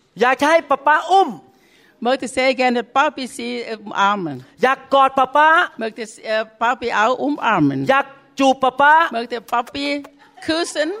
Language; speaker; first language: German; non-native, learner; Thai